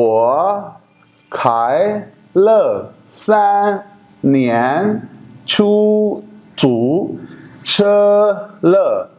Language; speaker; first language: Chinese; non-native, fluent; Urdu